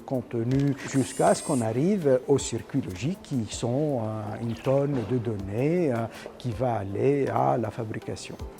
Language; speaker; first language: French; native; French